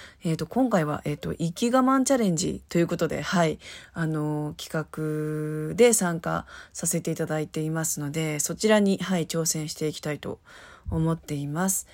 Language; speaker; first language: Japanese; native; Japanese